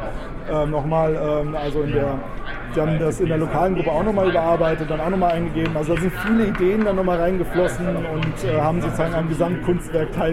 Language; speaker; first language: German; native; German